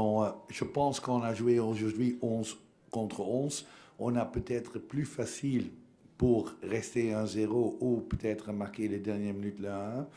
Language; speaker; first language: French; non-native, learner; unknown